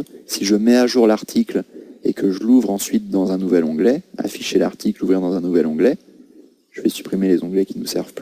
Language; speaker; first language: French; native; French